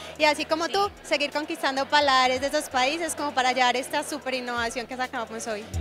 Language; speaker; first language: Spanish; native; Spanish